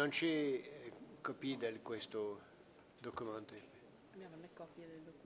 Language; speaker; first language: Italian; non-native, fluent; French